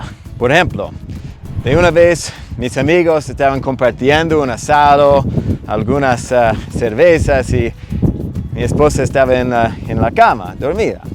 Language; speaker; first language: Spanish; non-native, fluent; English